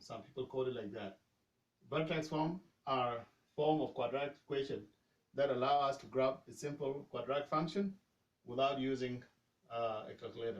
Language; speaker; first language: English; non-native, fluent; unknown